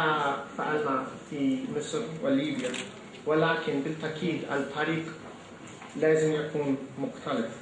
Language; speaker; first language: Arabic; non-native, fluent; English